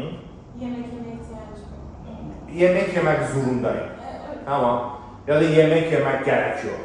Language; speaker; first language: Turkish; non-native, fluent; Persian